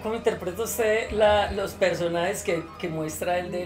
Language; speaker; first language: Spanish; native; Spanish